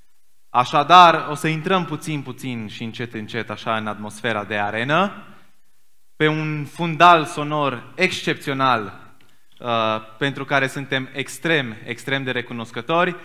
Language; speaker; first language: Romanian; native; Romanian